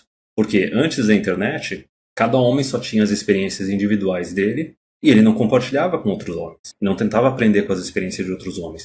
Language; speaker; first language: Portuguese; native; Portuguese